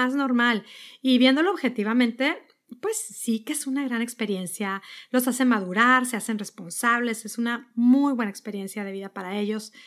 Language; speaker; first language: Spanish; native; Spanish